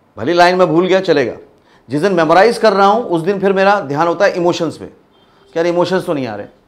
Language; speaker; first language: Hindi; native; Hindi